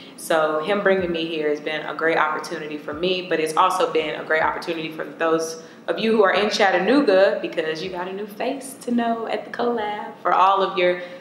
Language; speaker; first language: English; native; English